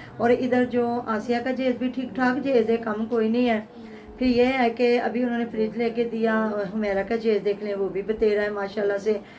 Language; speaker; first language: Urdu; non-native, local second language; Punjabi